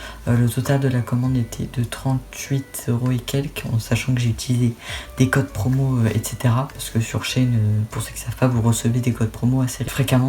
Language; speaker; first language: French; native; French